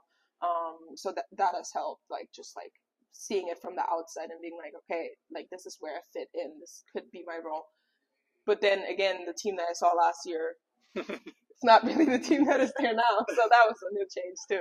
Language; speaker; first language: English; non-native, fluent; German